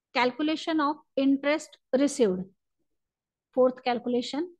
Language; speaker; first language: Hindi; non-native, local second language; Marathi